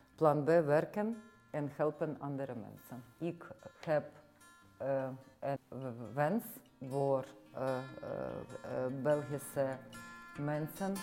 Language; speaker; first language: Dutch; non-native, learner; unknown